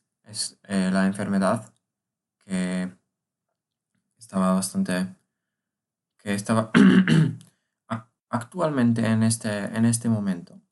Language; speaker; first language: Spanish; non-native, learner; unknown